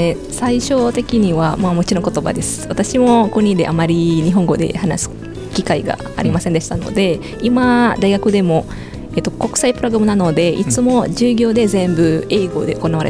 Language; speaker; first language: Japanese; non-native, fluent; Indonesian